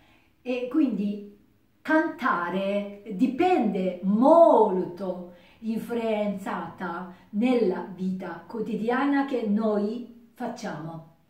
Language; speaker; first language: Italian; non-native, learner; Japanese